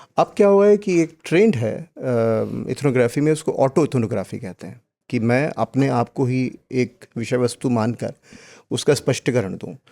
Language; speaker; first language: Hindi; native; Hindi